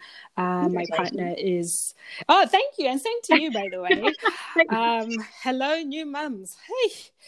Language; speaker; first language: English; non-native, local second language; Shona